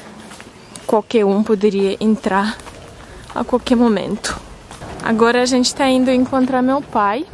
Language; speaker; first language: Portuguese; non-native, fluent; Russian